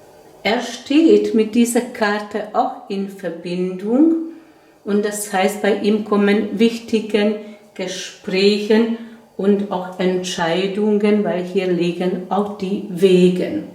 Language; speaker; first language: German; non-native, fluent; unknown